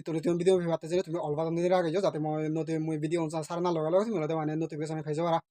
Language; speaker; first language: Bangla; non-native, local second language; Chakma